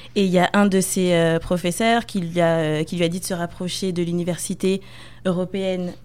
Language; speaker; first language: French; native; French